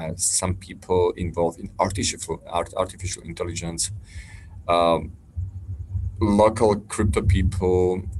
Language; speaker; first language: English; non-native, fluent; Slovak